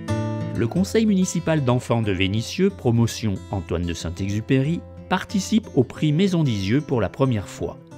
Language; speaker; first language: French; native; French